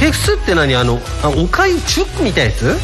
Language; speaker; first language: Japanese; native; Japanese